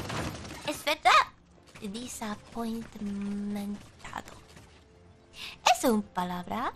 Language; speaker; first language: Spanish; non-native, learner; English